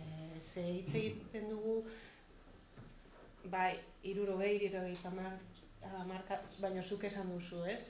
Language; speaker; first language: Basque; non-native, fluent; Catalan